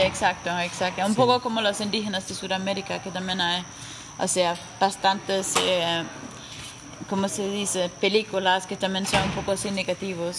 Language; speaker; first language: Spanish; non-native, fluent; Danish